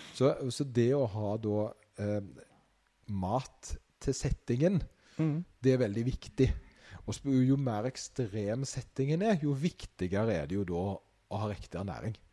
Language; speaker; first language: Norwegian; native; Norwegian